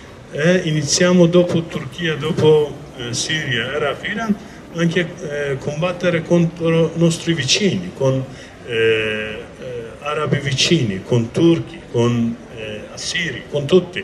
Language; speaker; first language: Italian; non-native, learner; Kurdish